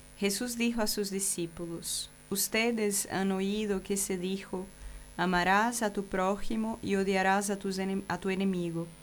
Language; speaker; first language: Spanish; non-native, fluent; Portuguese